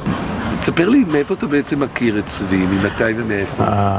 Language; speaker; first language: Hebrew; native; Hebrew